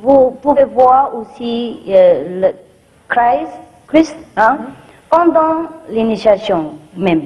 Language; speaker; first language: French; non-native, fluent; Vietnamese